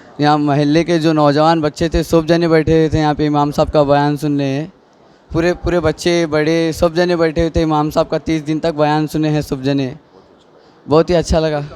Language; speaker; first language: Urdu; native; Urdu